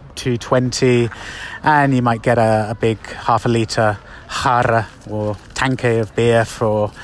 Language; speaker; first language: English; native; English